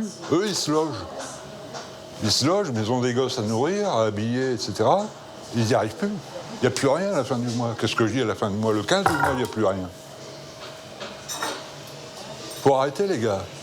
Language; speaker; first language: French; native; French